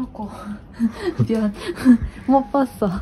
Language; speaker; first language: Korean; non-native, learner; Ukrainian